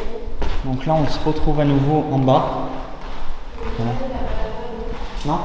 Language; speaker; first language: French; native; French